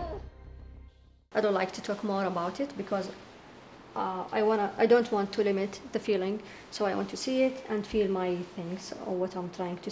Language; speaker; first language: English; non-native, learner; Arabic